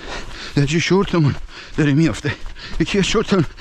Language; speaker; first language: English; non-native, learner; Persian